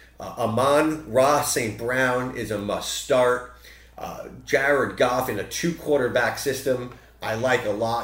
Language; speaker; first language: English; native; English